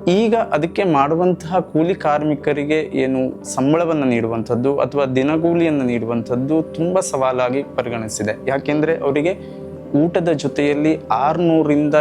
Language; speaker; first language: Kannada; native; Kannada